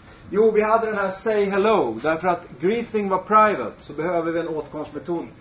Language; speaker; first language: Swedish; native; Swedish